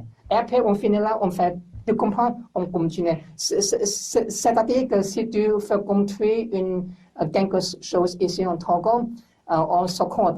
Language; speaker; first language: French; non-native, learner; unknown